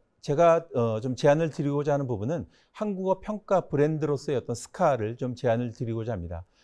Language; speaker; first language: Korean; native; Korean